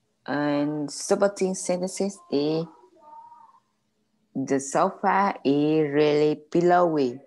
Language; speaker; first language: English; non-native, learner; Vietnamese